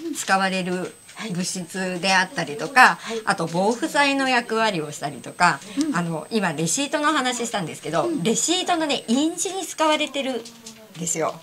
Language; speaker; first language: Japanese; native; Japanese